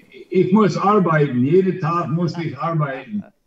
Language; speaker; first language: German; non-native, learner; English